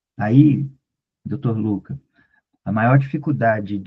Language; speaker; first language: Portuguese; native; Portuguese